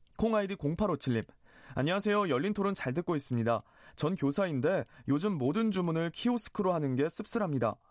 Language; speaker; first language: Korean; native; Korean